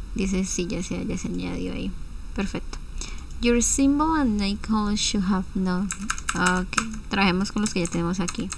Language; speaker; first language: Spanish; native; Spanish